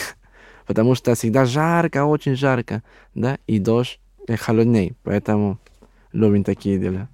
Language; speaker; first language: Russian; non-native, learner; Spanish